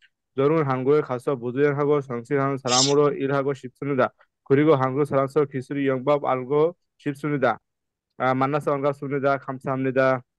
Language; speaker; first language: Korean; non-native, learner; Bangla